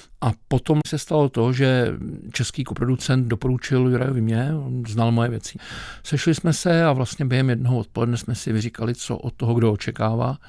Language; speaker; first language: Czech; native; Czech